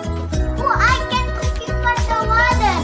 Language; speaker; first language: English; non-native, learner; Indonesian